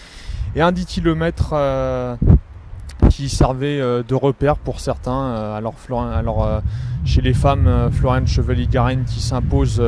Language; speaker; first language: French; native; French